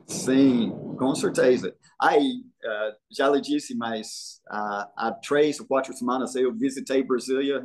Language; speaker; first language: Portuguese; non-native, fluent; English